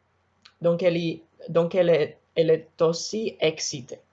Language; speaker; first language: French; non-native, learner; Spanish